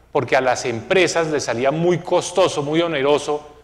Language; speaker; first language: Spanish; native; Spanish